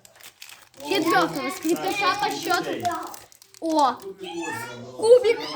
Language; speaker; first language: Russian; native; Russian